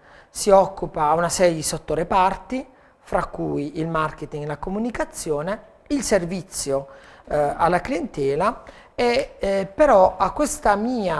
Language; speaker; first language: Italian; native; Italian